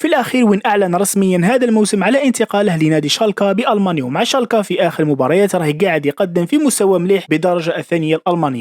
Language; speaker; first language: Arabic; native; Arabic